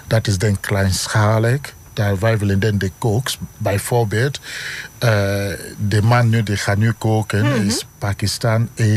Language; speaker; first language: Dutch; non-native, learner; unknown